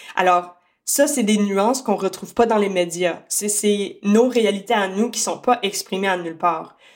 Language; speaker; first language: French; native; French